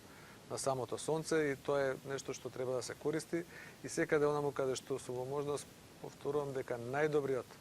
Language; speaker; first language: Macedonian; native; Macedonian